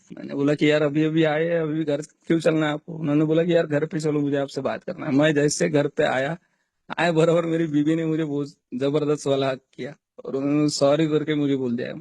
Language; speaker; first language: Hindi; non-native, local second language; Marathi